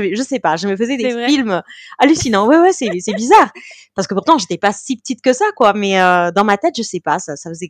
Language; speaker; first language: French; early bilingual, heritage; French